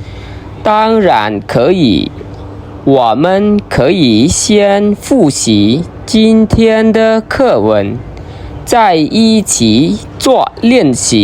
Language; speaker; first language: Chinese; non-native, fluent; Khmer